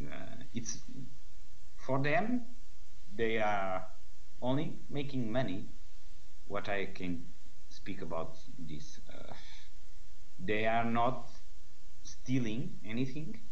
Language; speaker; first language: English; non-native, learner; Portuguese